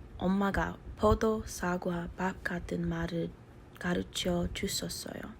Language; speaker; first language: Korean; early bilingual, heritage; English